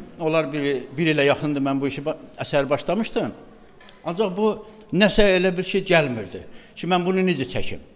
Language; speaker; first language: Azerbaijani; native; Azerbaijani